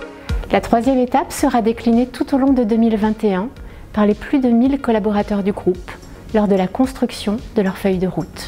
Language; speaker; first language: French; native; French